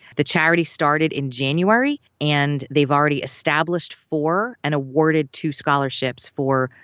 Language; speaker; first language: English; native; English